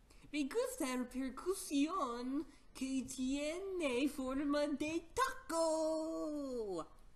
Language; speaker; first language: Spanish; non-native, learner; English